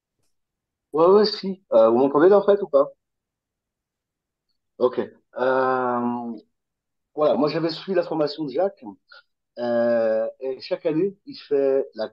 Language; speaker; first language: French; native; French